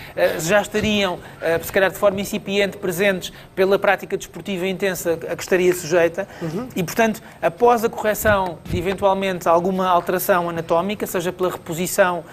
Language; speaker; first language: Portuguese; native; Portuguese